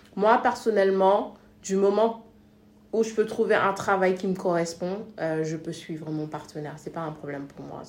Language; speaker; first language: French; non-native, local second language; Wolof